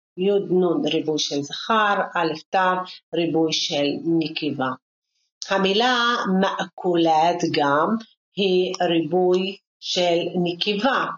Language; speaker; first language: Hebrew; non-native, local second language; Arabic